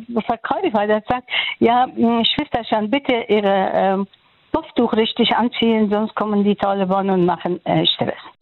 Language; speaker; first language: German; non-native, fluent; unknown